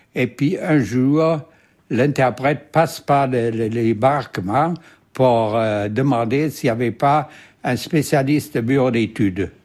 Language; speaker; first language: French; non-native, fluent; German